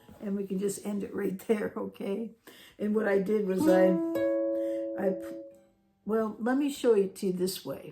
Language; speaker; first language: English; native; English